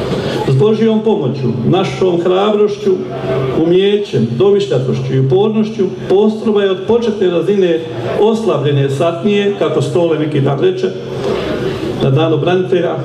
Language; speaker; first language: Croatian; native; Croatian